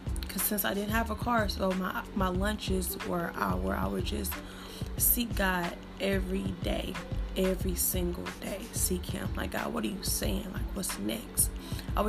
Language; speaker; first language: English; native; English